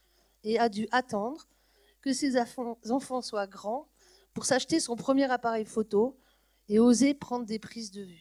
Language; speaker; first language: French; native; French